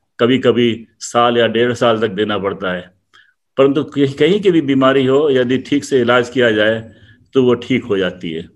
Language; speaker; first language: Hindi; native; Hindi